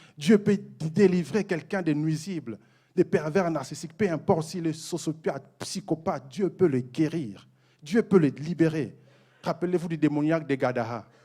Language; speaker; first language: French; non-native, local second language; Mossi